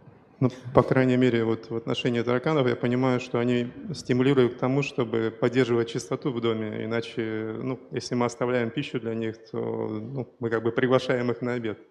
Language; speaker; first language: Russian; native; Russian